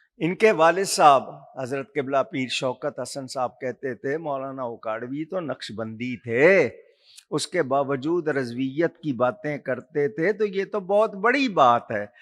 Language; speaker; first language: Urdu; non-native, local second language; Punjabi